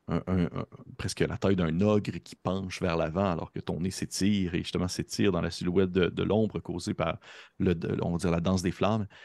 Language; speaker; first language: French; native; French